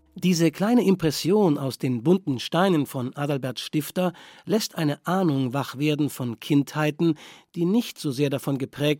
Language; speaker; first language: German; native; German